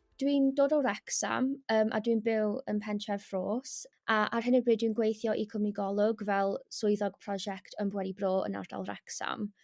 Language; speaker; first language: Welsh; non-native, local second language; English